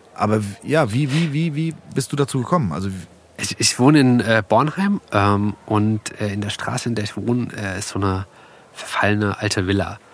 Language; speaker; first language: German; native; German